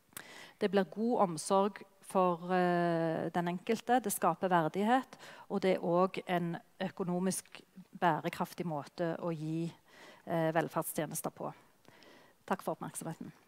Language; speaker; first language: Norwegian; native; Norwegian